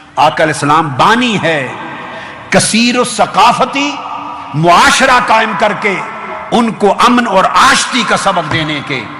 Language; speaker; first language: Urdu; non-native, local second language; Punjabi